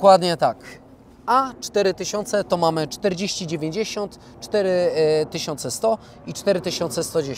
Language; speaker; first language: Polish; native; Polish